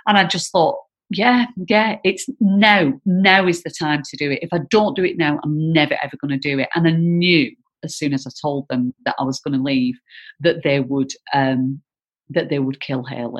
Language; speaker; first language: English; native; English